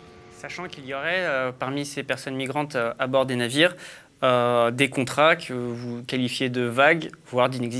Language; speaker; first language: French; native; French